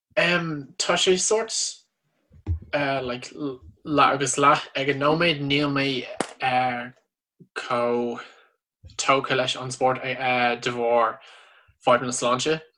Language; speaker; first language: Irish; non-native, local second language; English